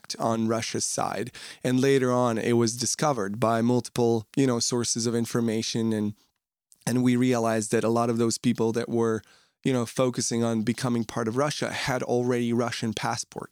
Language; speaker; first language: English; non-native, fluent; Ukrainian